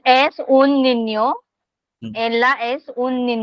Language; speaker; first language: Spanish; non-native, learner; Hindi